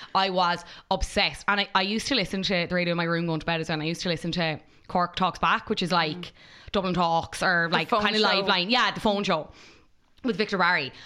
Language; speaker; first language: English; native; English